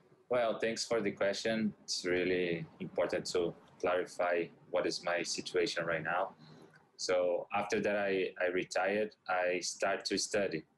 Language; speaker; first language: English; non-native, fluent; Portuguese